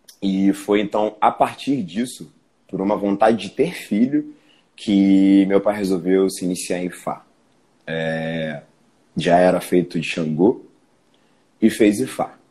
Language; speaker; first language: Portuguese; early bilingual, other home language; Spanish